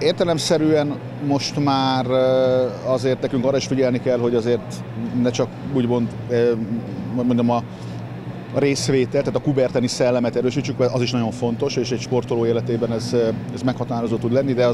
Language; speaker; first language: Hungarian; native; Hungarian